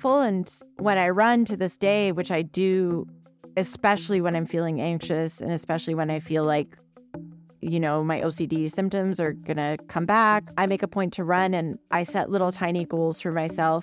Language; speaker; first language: English; native; English